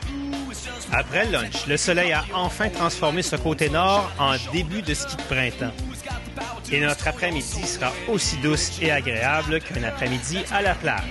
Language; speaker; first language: French; native; French